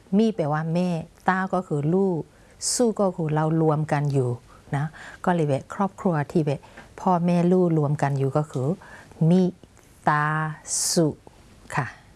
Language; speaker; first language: Thai; non-native, fluent; Burmese